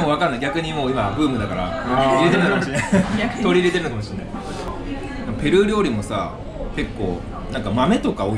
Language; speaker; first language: Japanese; native; Japanese